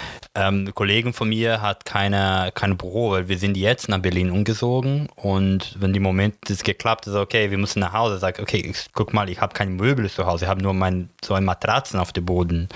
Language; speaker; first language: German; non-native, learner; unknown